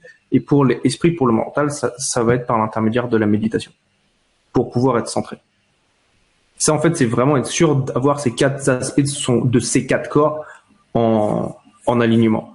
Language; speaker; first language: French; native; French